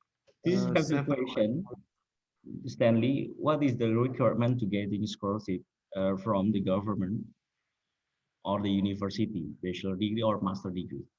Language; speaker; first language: English; non-native, learner; Indonesian